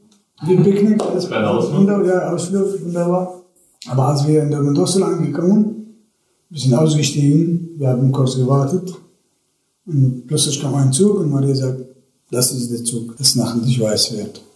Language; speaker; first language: German; non-native, fluent; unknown